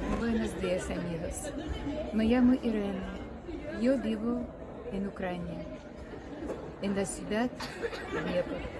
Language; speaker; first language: Spanish; non-native, learner; Ukrainian